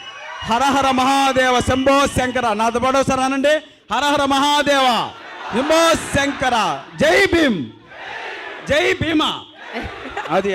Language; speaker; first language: Telugu; native; Telugu